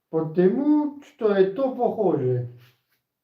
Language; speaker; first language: Russian; non-native, learner; Slovenian